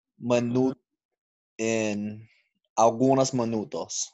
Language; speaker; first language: Spanish; non-native, learner; English